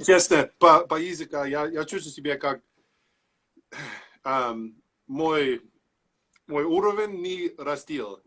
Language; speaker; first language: Russian; non-native, learner; English